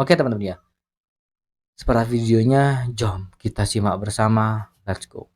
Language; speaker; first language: Indonesian; native; Indonesian